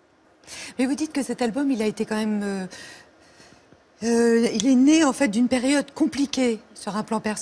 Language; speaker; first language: French; native; French